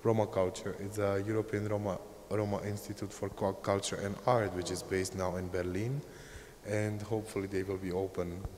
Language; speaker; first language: English; non-native, fluent; Czech